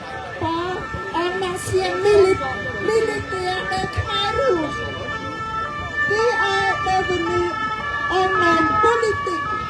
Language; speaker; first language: French; non-native, fluent; Khmer